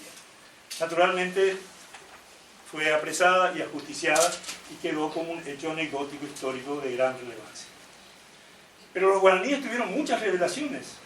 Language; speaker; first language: Spanish; native; Spanish